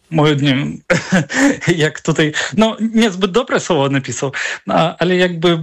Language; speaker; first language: Polish; non-native, fluent; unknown